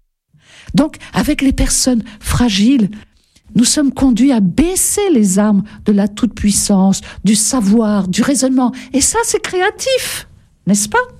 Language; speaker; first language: French; native; French